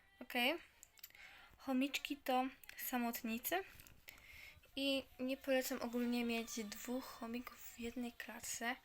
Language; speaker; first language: Polish; native; Polish